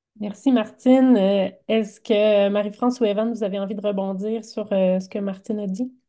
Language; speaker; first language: French; native; French